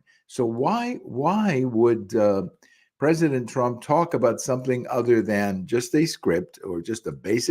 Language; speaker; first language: English; early bilingual, other home language; Spanish